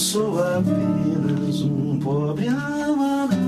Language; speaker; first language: Portuguese; native; Portuguese